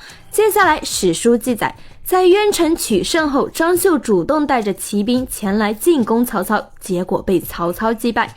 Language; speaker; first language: Chinese; native; Chinese